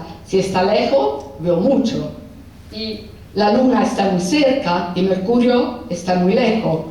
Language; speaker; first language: Spanish; non-native, fluent; Italian